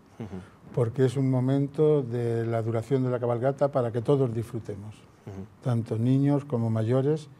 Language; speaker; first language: Spanish; native; Spanish